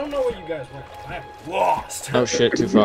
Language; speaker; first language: English; native; English